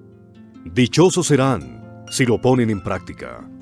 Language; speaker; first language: Spanish; native; Spanish